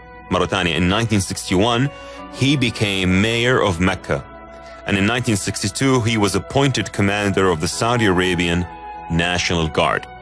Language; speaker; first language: English; non-native, fluent; Arabic